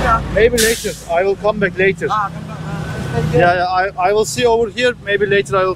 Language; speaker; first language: English; non-native, learner; Turkish